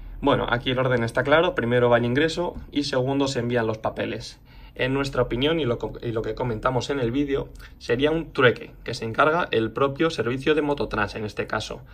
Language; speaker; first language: Spanish; native; Spanish